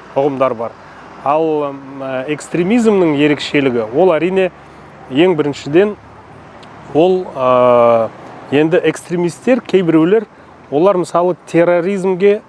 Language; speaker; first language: Kazakh; non-native, local second language; Russian